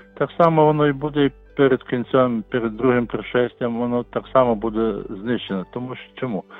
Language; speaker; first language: Ukrainian; non-native, local second language; Russian